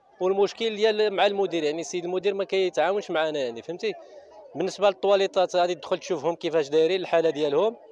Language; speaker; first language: Arabic; native; Arabic